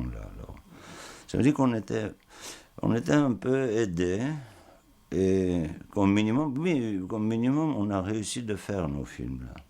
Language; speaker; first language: French; non-native, fluent; Georgian